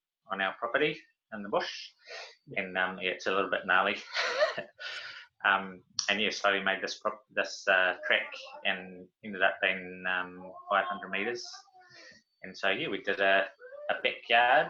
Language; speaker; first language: English; native; English